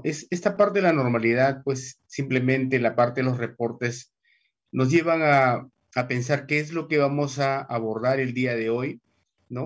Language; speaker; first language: Spanish; native; Spanish